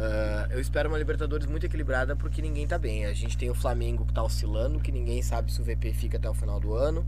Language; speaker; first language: Portuguese; native; Portuguese